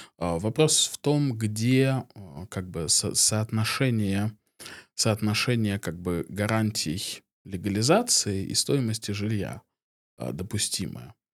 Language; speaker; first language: Russian; native; Russian